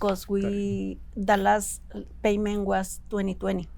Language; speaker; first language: English; non-native, learner; Spanish